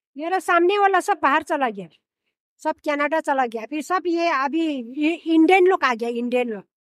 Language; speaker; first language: Hindi; non-native, local second language; Chinese